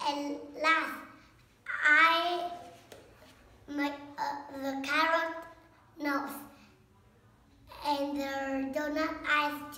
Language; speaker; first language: English; non-native, learner; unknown